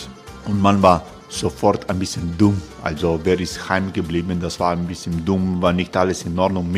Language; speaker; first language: German; non-native, fluent; Croatian